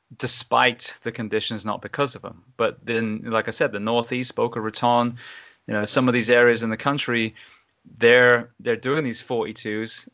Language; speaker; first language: English; native; English